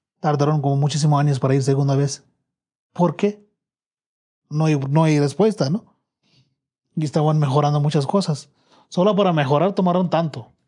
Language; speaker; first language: Spanish; non-native, learner; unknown